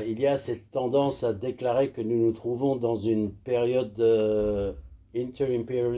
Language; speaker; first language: French; native; French